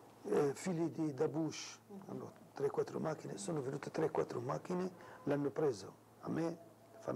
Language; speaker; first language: Italian; non-native, local second language; Arabic